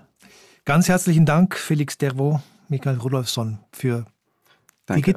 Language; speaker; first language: German; native; German